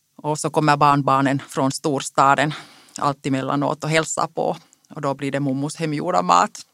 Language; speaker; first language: Swedish; non-native, local second language; Finnish